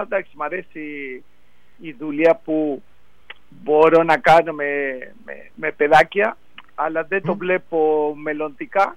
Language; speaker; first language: Greek; non-native, fluent; Spanish